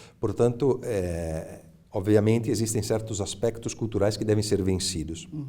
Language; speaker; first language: Portuguese; early bilingual, other home language; Italian